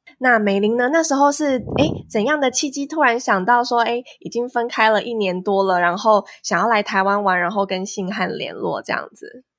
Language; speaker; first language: Chinese; native; Chinese